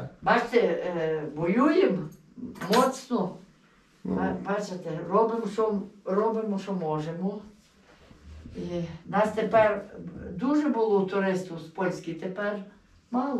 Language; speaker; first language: Polish; non-native, learner; Ukrainian